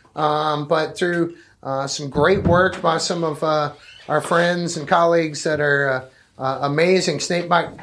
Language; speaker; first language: English; native; English